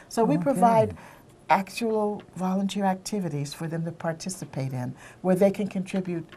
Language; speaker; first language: English; native; English